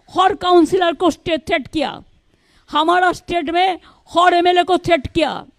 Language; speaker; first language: Hindi; non-native, local second language; Bangla